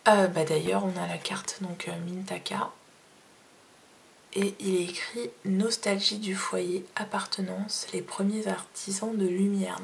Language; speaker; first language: French; native; French